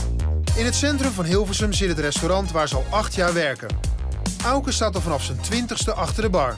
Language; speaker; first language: Dutch; native; Dutch